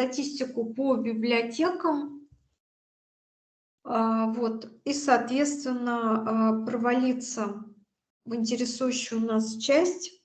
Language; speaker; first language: Russian; native; Russian